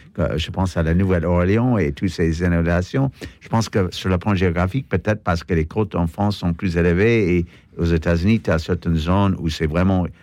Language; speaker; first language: French; non-native, fluent; English